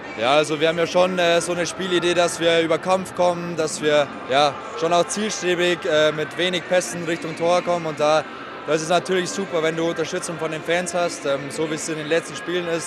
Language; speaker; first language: German; native; German